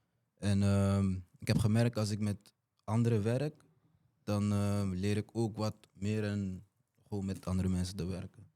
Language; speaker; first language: Dutch; early bilingual, other home language; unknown